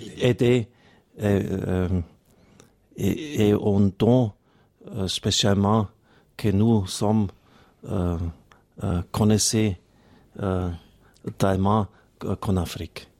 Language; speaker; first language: French; non-native, learner; German